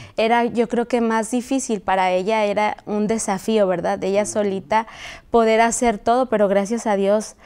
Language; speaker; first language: Spanish; native; Spanish